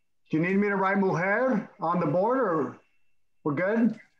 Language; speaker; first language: English; native; English